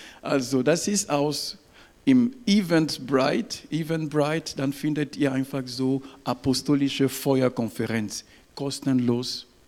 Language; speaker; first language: German; non-native, fluent; French